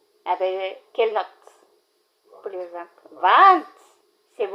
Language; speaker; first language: French; non-native, learner; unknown